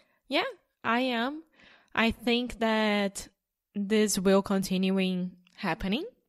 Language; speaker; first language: English; non-native, fluent; Portuguese